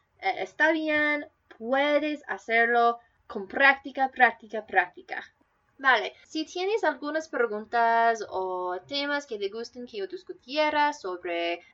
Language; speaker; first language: Spanish; non-native, learner; English